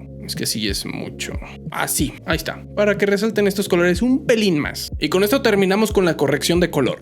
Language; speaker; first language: Spanish; native; Spanish